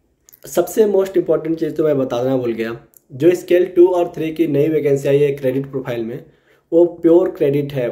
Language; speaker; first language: Hindi; native; Hindi